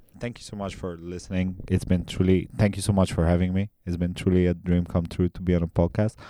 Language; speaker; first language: English; non-native, fluent; Romanian